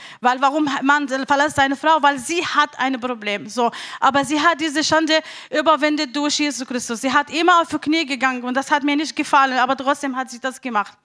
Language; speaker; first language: German; non-native, learner; Arabic